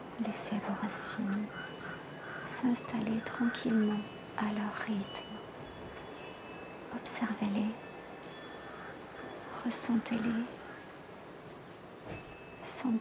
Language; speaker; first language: French; native; French